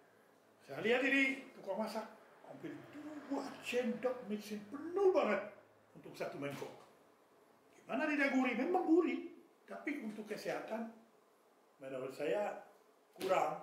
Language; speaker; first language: Indonesian; non-native, fluent; French